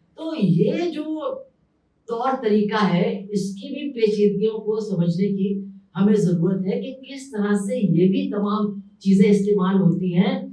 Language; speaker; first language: Hindi; native; Hindi